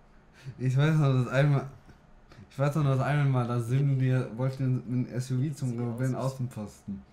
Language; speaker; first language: German; native; German